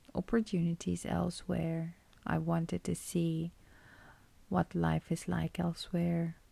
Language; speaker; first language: English; non-native, fluent; Romanian